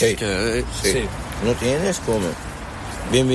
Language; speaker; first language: Spanish; non-native, learner; Arabic